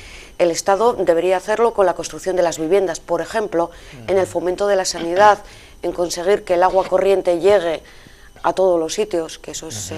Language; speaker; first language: Spanish; native; Spanish